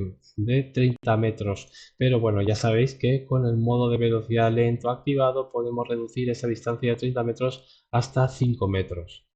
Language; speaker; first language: Spanish; native; Spanish